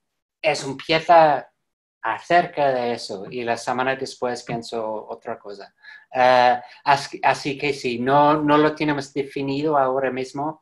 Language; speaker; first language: Spanish; non-native, fluent; English